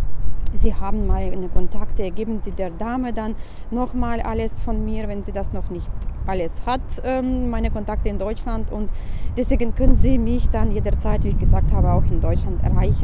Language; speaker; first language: German; non-native, fluent; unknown